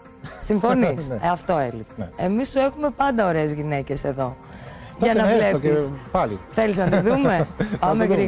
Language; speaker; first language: Greek; native; Greek